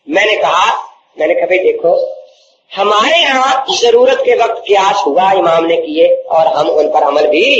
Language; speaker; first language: Urdu; native; Urdu